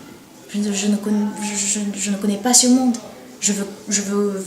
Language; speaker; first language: French; non-native, learner; Bulgarian